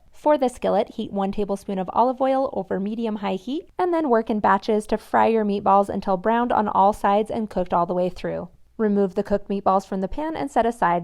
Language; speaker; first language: English; native; English